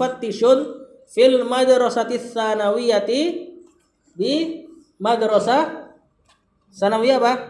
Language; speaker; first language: Arabic; non-native, fluent; Indonesian